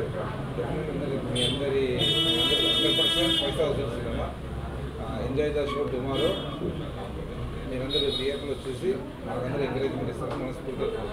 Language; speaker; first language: Telugu; native; Telugu